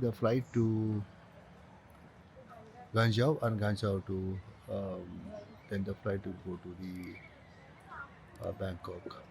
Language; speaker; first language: English; non-native, local second language; Hindi